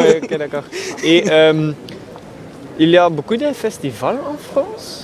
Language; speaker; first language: French; non-native, learner; Dutch